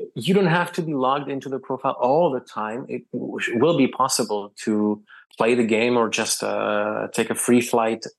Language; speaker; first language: English; non-native, fluent; Czech